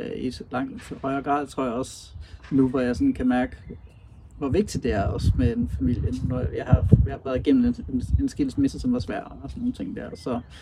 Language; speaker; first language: Danish; native; Danish